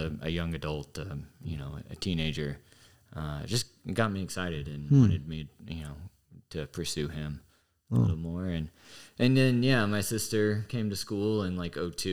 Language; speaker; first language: English; native; English